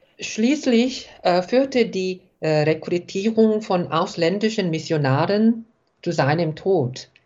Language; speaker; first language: German; non-native, fluent; Korean